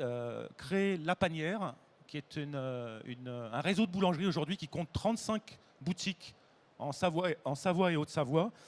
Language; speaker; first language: French; native; French